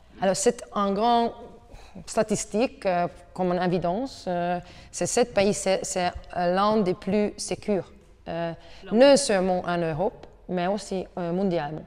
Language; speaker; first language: French; non-native, learner; Hungarian